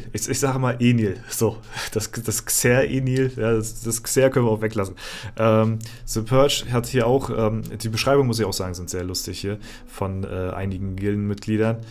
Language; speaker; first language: German; native; German